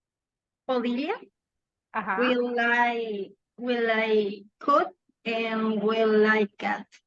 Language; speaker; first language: English; non-native, learner; Spanish